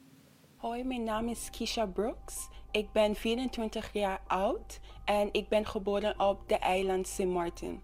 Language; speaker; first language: Dutch; non-native, local second language; English